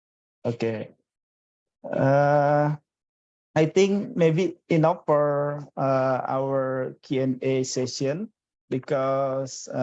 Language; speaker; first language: English; non-native, fluent; Indonesian